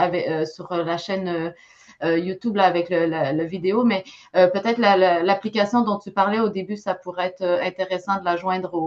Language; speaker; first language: French; native; French